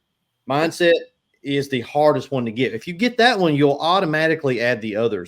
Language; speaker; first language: English; native; English